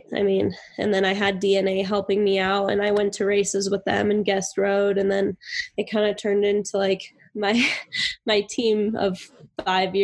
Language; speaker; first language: English; native; English